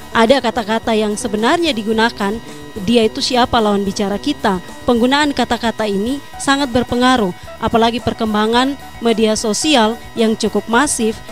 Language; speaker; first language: Indonesian; non-native, local second language; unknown